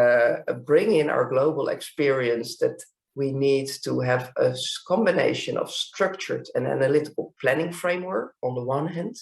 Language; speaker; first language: English; non-native, fluent; Dutch